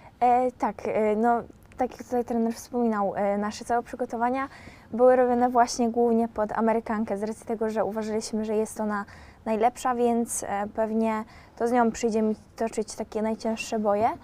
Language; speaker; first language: Polish; native; Polish